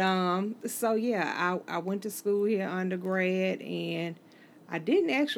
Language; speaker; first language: English; native; English